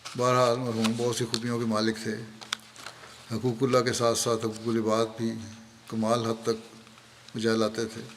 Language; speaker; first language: Urdu; native; Urdu